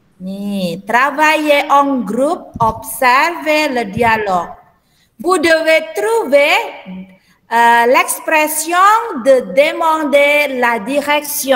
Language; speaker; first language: French; non-native, fluent; Indonesian